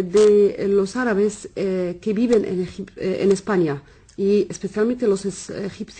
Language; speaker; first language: Spanish; non-native, fluent; Arabic